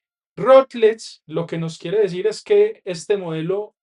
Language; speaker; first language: Spanish; native; Spanish